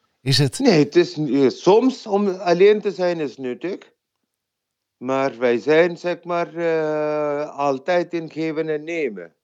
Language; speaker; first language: Dutch; non-native, fluent; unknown